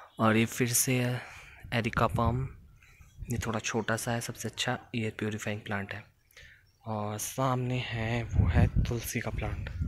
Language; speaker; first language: Hindi; native; Hindi